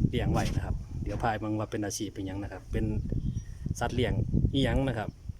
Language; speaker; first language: Thai; native; Thai